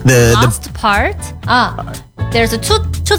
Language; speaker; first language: English; non-native, learner; Korean